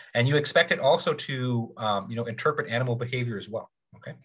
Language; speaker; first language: English; native; English